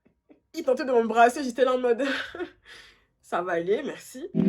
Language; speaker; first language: French; native; French